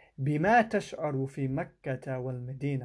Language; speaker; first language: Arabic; non-native, fluent; English